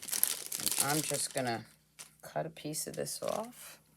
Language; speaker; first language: English; native; English